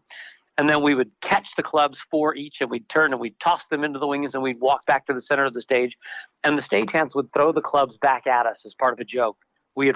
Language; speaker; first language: English; native; English